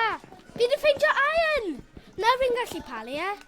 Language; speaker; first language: Welsh; non-native, local second language; English